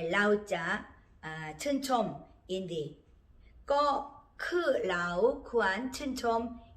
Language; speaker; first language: Thai; non-native, learner; Korean